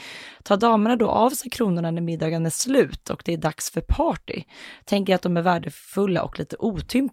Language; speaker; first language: Swedish; native; Swedish